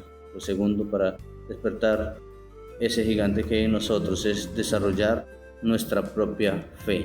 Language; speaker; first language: Spanish; native; Spanish